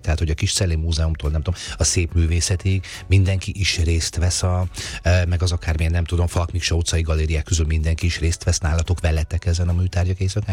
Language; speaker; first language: Hungarian; native; Hungarian